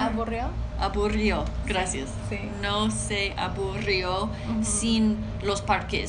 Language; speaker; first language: Spanish; non-native, learner; English